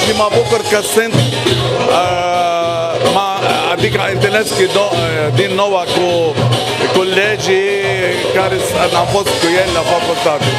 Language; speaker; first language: Romanian; non-native, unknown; Arabic